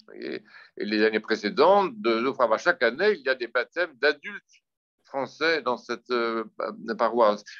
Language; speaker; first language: French; native; French